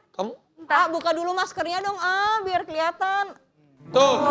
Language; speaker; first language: Indonesian; native; Indonesian